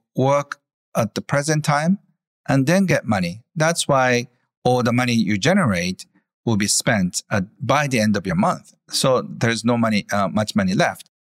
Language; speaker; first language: English; non-native, fluent; Japanese